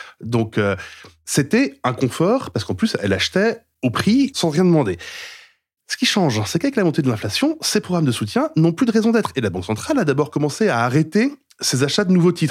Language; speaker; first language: French; native; French